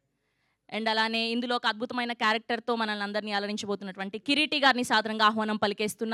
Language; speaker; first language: Telugu; native; Telugu